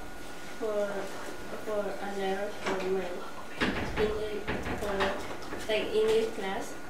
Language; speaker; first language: English; non-native, learner; Spanish